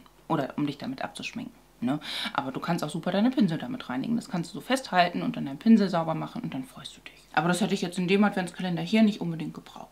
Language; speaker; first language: German; native; German